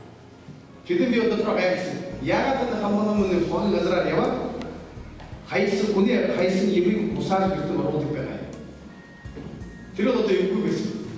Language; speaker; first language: Mongolian; non-native, learner; Buriat